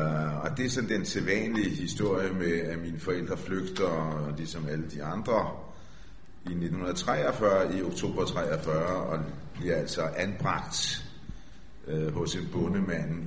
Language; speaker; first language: Danish; early bilingual, other home language; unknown